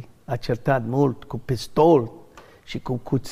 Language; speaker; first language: Romanian; non-native, learner; English